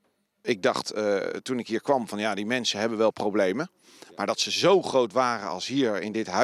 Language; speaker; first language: Dutch; native; Dutch